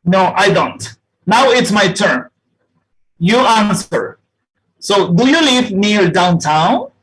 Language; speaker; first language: English; non-native, fluent; Spanish